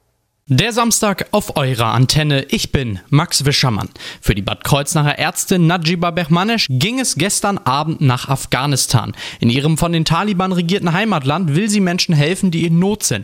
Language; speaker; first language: German; native; German